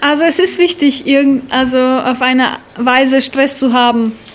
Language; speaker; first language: German; native; German